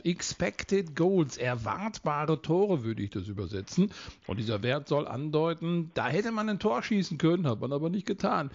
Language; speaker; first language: German; native; German